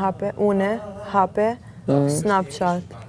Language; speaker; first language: Albanian; early bilingual, heritage; Albanian